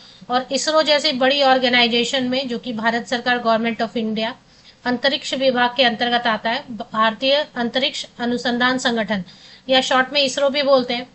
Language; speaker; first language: Hindi; native; Hindi